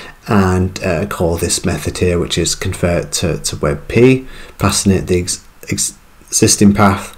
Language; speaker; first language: English; native; English